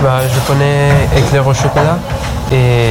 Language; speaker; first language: French; non-native, learner; Persian